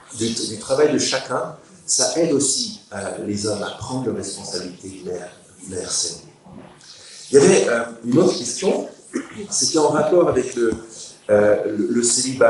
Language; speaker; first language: French; native; French